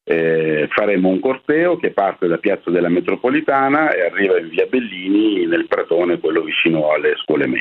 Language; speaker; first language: Italian; native; Italian